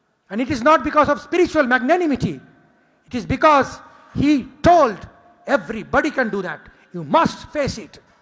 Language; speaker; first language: English; non-native, local second language; Bangla